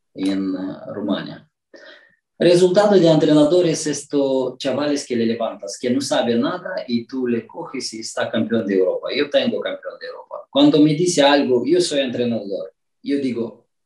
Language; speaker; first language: Spanish; non-native, fluent; Romanian